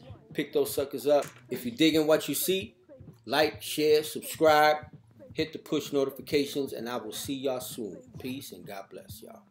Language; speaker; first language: English; native; English